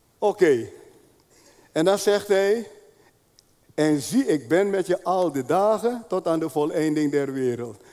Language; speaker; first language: Dutch; non-native, fluent; Spanish